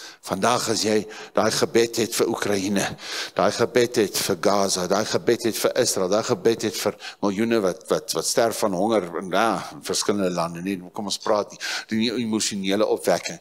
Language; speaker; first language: Afrikaans; native; Afrikaans